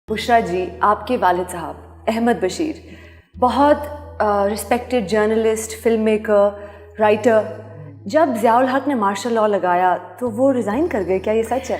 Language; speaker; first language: Urdu; native; Urdu